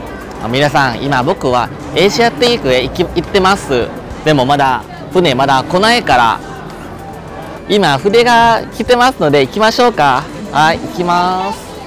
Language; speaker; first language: Japanese; non-native, learner; Thai